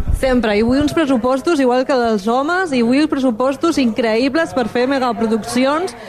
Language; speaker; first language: Catalan; non-native, local second language; Spanish